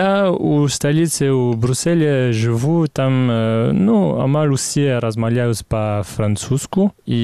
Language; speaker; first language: Belarusian; non-native, fluent; French